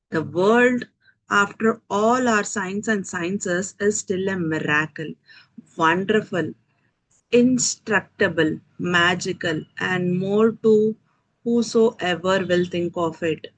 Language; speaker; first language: English; non-native, local second language; Telugu